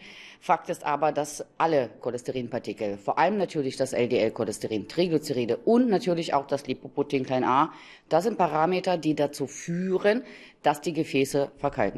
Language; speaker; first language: German; native; German